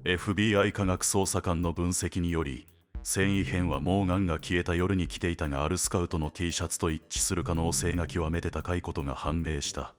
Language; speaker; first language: Japanese; native; Japanese